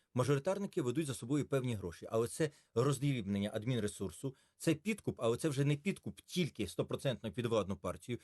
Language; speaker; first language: Ukrainian; native; Ukrainian